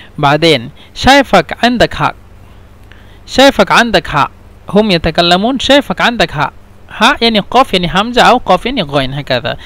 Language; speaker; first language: Egyptian Arabic; non-native, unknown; Bangla